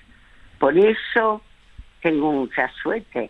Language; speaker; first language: Spanish; early bilingual, other home language; French